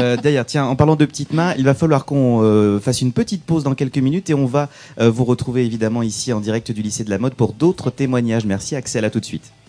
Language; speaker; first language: French; native; French